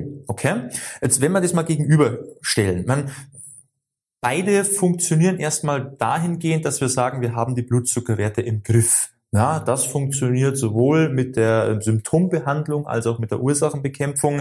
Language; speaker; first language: German; native; German